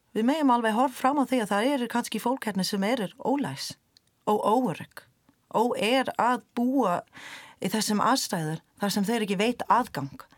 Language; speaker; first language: Icelandic; non-native, fluent; English